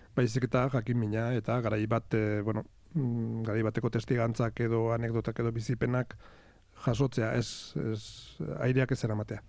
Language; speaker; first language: Basque; native; Basque